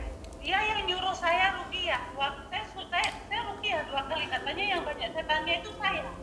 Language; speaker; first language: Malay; non-native, local second language; Javanese